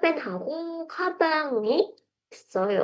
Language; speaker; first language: Korean; non-native, fluent; Indonesian